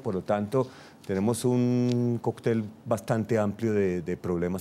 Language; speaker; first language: Spanish; native; Spanish